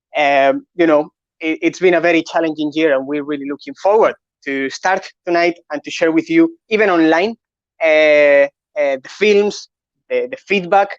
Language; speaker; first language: English; non-native, fluent; Catalan